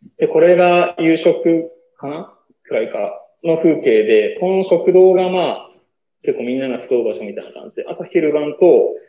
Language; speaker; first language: Japanese; native; Japanese